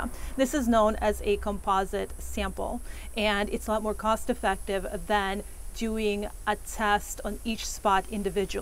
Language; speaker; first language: English; native; English